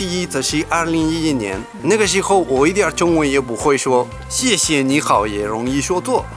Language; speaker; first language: Chinese; non-native, fluent; Spanish